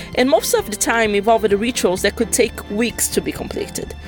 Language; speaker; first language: English; non-native, fluent; Portuguese